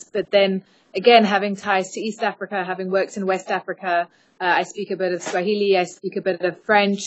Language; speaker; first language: English; native; English